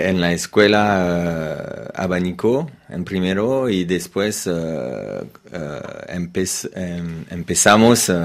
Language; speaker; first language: Spanish; non-native, learner; French